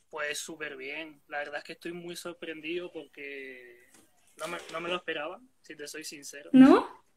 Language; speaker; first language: Spanish; native; Spanish